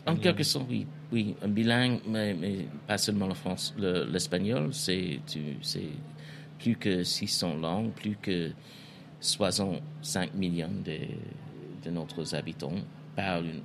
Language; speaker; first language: French; non-native, fluent; English